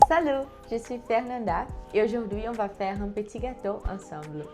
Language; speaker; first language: French; non-native, fluent; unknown